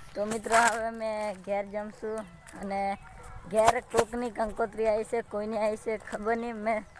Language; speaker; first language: Gujarati; non-native, local second language; Rathawi